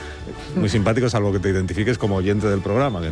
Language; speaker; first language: Spanish; native; Spanish